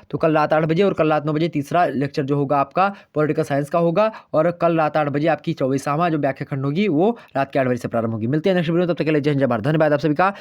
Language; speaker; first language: Hindi; native; Hindi